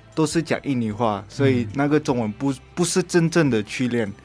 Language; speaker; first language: Chinese; non-native, fluent; Indonesian